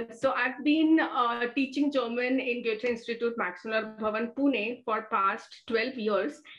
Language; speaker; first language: English; non-native, local second language; Marathi